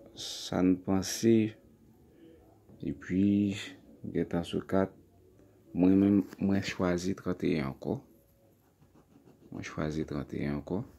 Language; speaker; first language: French; non-native, learner; Haitian Creole